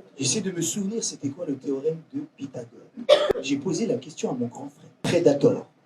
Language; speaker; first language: French; native; French